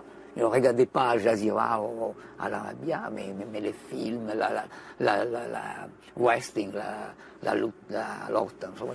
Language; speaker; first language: French; non-native, fluent; Italian